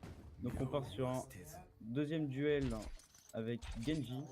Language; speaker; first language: French; native; French